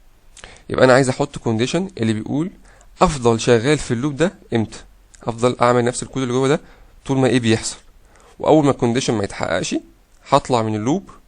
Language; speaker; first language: Arabic; native; Arabic